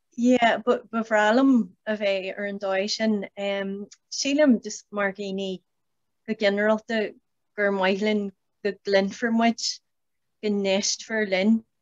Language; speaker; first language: Irish; non-native, local second language; English